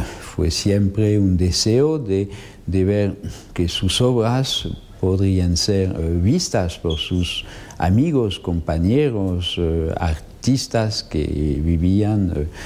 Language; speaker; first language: Spanish; non-native, fluent; French